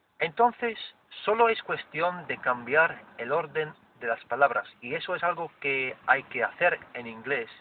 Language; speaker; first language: Spanish; non-native, fluent; English